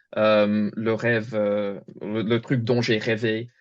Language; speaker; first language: French; non-native, fluent; English